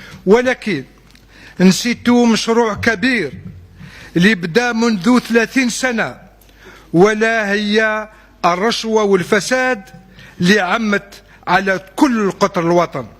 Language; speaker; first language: Arabic; non-native, local second language; Kabyle